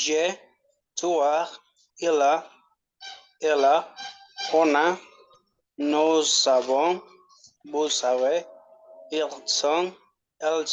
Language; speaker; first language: French; non-native, learner; Spanish